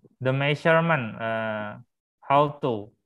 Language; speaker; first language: English; non-native, fluent; Indonesian